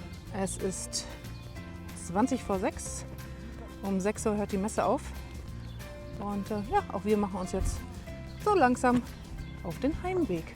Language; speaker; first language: German; native; German